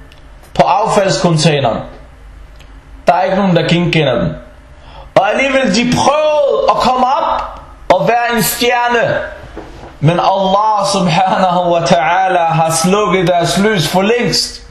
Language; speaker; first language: Danish; early bilingual, other home language; Arabic